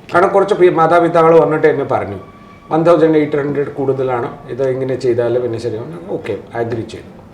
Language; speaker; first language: Malayalam; non-native, local second language; Odia